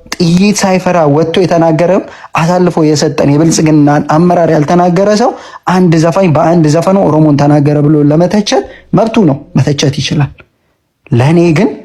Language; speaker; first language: Amharic; non-native, local second language; Oromo